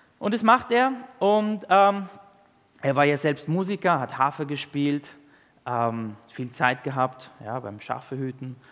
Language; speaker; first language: German; early bilingual, other home language; Italian